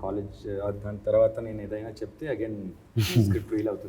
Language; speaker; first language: Telugu; non-native, learner; Tamil